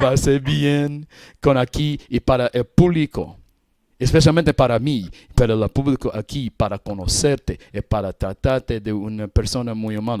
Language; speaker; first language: Spanish; non-native, learner; English